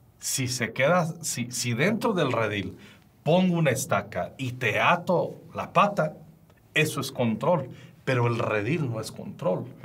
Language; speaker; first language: Spanish; native; Spanish